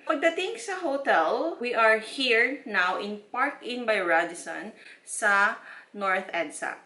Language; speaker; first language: Filipino; native; Filipino